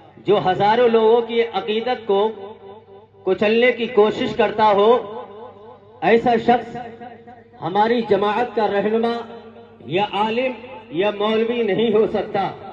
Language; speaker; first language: Urdu; native; Urdu